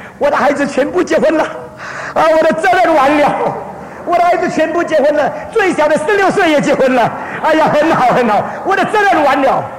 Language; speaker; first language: Chinese; early bilingual, heritage; Chinese